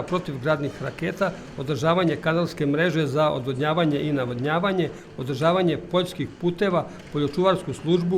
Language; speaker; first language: Serbian; native; Serbian